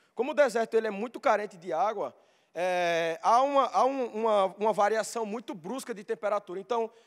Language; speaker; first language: Portuguese; native; Portuguese